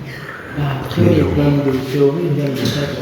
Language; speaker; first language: French; native; French